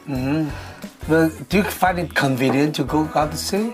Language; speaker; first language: English; non-native, local second language; Cantonese